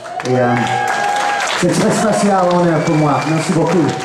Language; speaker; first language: French; non-native, learner; English